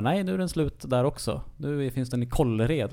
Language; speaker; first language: Swedish; native; Swedish